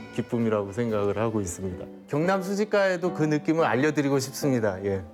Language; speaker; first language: Korean; native; Korean